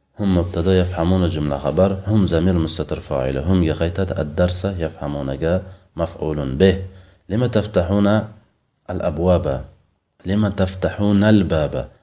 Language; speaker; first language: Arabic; non-native, fluent; Uzbek